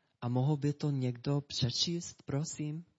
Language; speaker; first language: Czech; non-native, fluent; English